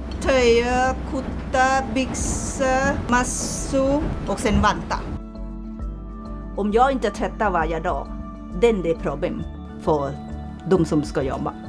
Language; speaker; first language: Swedish; non-native, learner; Thai